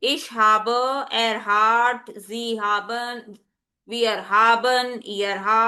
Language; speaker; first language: German; non-native, learner; Hindi